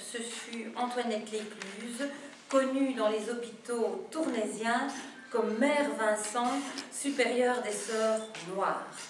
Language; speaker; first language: French; native; French